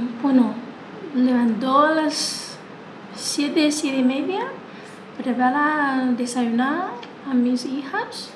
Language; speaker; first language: Spanish; non-native, learner; Chinese